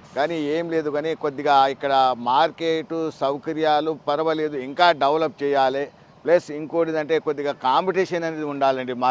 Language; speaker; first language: Telugu; non-native, local second language; Lambadi